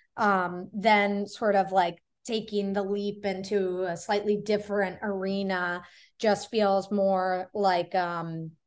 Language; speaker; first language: English; native; English